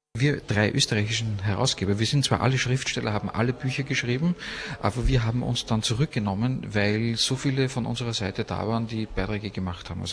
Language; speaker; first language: German; native; German